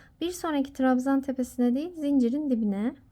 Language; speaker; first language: Turkish; native; Turkish